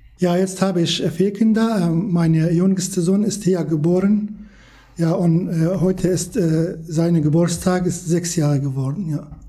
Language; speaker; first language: German; non-native, learner; Kurdish